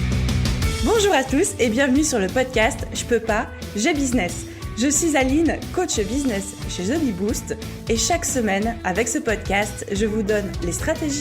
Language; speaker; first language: French; native; French